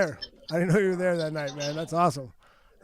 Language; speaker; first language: English; native; English